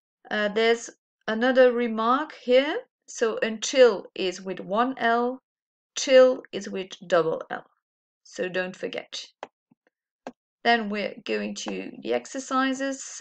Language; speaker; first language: English; non-native, fluent; Dutch